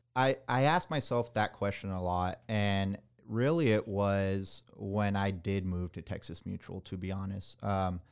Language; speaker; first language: English; early bilingual, other home language; Spanish